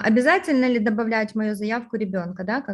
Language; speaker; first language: Russian; native; Russian